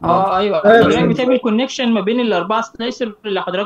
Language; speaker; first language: Arabic; native; Arabic